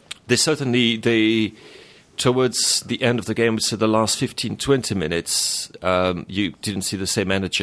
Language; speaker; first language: English; non-native, fluent; French